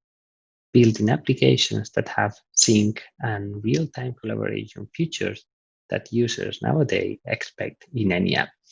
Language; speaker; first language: English; non-native, fluent; Italian